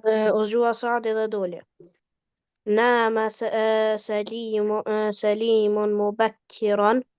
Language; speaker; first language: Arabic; non-native, learner; Albanian